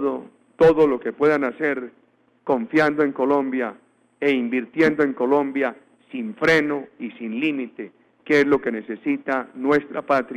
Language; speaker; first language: Spanish; native; Spanish